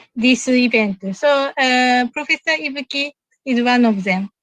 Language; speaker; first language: English; non-native, learner; Japanese